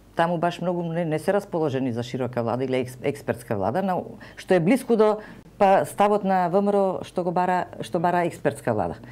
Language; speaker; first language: Macedonian; non-native, local second language; Serbian